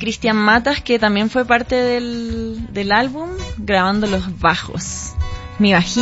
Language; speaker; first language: Spanish; native; Spanish